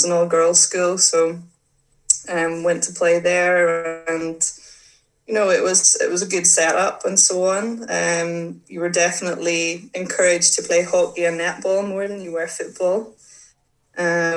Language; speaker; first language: English; native; English